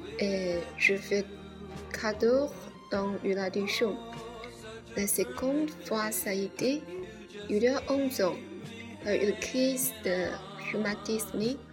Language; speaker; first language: French; non-native, learner; Chinese